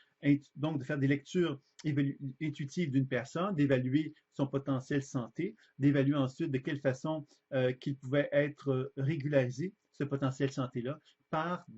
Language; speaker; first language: French; native; French